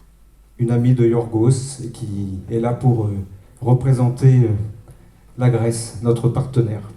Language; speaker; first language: French; native; French